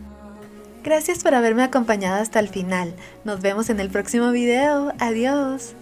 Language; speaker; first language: Spanish; native; Spanish